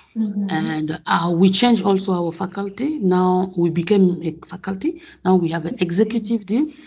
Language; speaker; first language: English; non-native, fluent; French